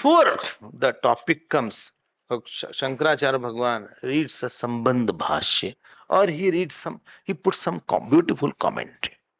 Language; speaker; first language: English; non-native, local second language; Hindi